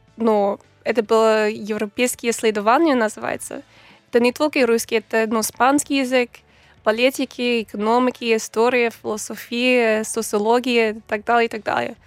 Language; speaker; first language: Russian; non-native, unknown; English